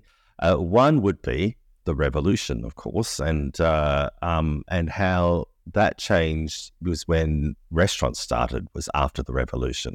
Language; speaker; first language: English; native; English